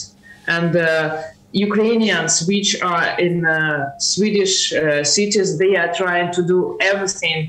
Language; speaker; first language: English; non-native, learner; Ukrainian